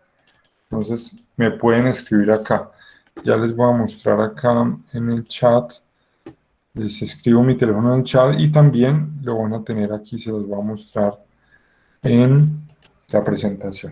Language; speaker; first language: Spanish; native; Spanish